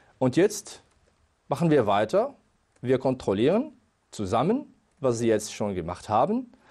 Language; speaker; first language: German; non-native, fluent; Arabic